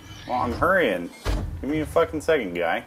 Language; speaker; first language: English; native; English